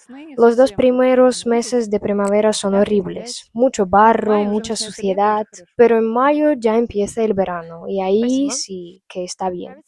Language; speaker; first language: Spanish; non-native, fluent; Russian